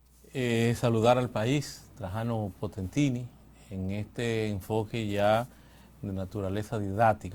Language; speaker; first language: Spanish; native; Spanish